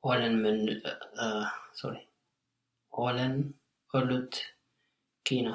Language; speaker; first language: Finnish; non-native, learner; English